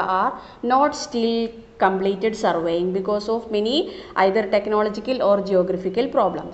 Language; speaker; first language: English; non-native, local second language; Malayalam